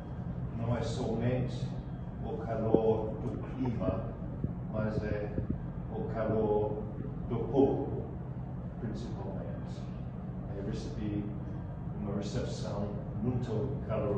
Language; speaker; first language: Portuguese; non-native, fluent; English